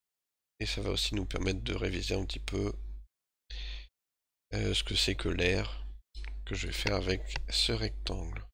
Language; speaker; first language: French; native; French